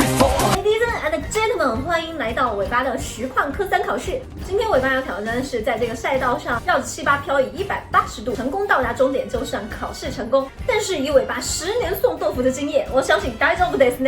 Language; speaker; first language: Chinese; native; Chinese